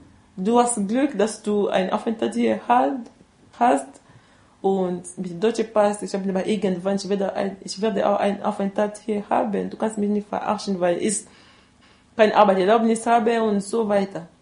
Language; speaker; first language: German; non-native, learner; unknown